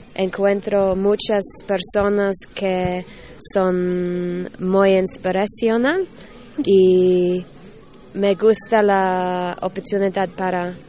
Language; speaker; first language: Spanish; non-native, learner; English